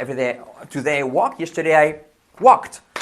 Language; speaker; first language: English; non-native, fluent; Spanish